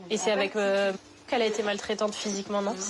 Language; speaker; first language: French; native; French